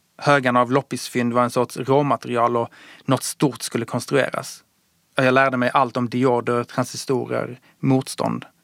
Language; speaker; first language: Swedish; early bilingual, other home language; Persian